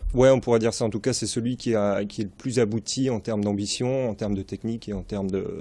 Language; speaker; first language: French; native; French